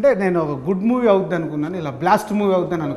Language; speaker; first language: Telugu; native; Telugu